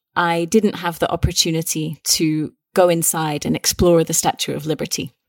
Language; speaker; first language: English; native; English